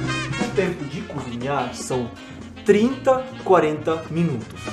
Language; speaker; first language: Portuguese; non-native, fluent; Armenian